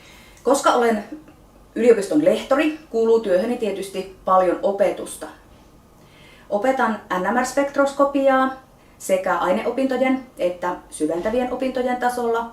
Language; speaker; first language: Finnish; native; Finnish